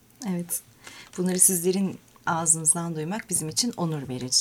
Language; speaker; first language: Turkish; native; Turkish